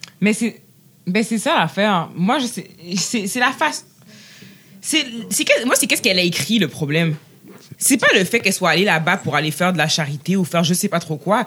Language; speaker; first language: French; native; French